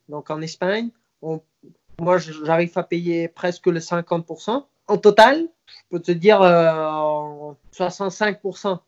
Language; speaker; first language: French; non-native, fluent; Spanish